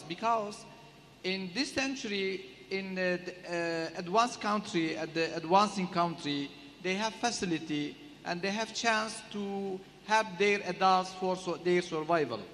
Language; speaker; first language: English; non-native, learner; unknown